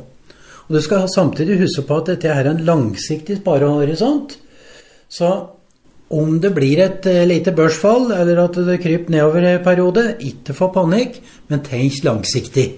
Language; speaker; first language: Norwegian; native; Norwegian